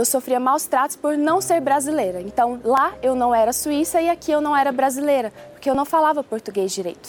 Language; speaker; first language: Portuguese; early bilingual, other home language; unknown